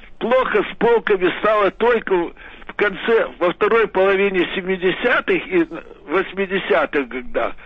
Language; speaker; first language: Russian; native; Russian